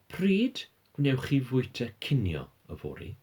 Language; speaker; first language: Welsh; non-native, fluent; English